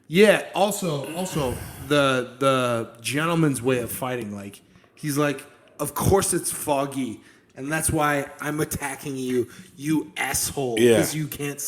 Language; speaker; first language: English; native; English